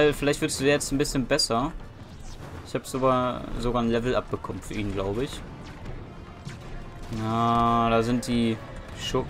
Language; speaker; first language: German; native; German